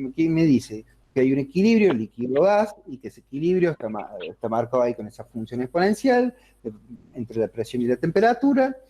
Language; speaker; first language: Spanish; native; Spanish